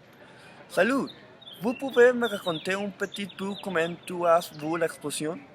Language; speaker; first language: French; non-native, learner; Spanish